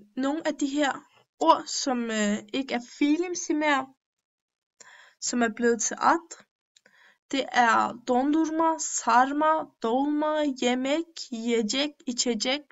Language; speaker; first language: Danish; early bilingual, other home language; Turkish